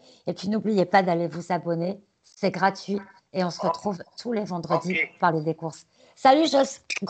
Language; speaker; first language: French; native; French